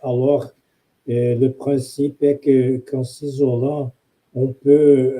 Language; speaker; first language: French; non-native, fluent; Portuguese